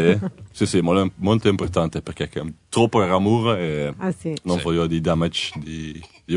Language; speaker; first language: Italian; non-native, learner; Dutch